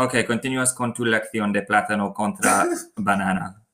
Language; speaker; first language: Spanish; non-native, learner; English